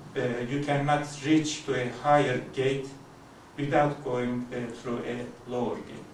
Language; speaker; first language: English; non-native, fluent; Turkish